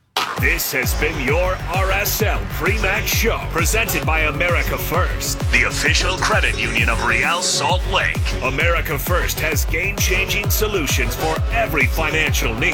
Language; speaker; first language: English; native; English